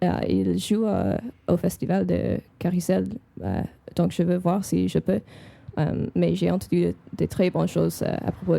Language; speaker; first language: French; non-native, fluent; English